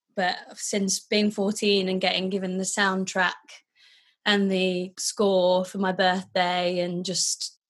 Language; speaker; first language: English; native; English